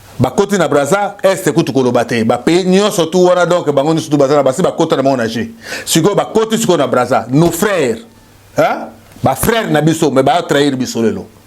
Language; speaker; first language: Lingala; native; Lingala